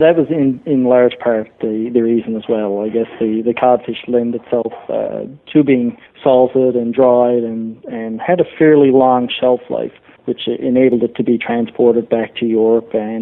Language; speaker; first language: English; native; English